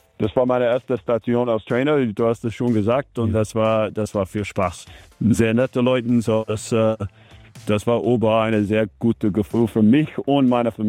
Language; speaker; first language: German; non-native, fluent; English